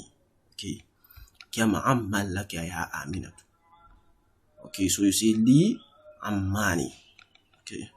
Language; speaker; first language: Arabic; non-native, fluent; English